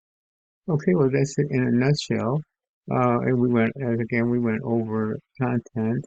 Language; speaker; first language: English; native; English